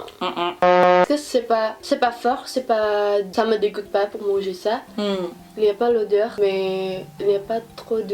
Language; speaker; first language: French; non-native, learner; Indonesian